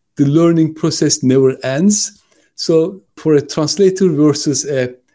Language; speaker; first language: English; non-native, fluent; Turkish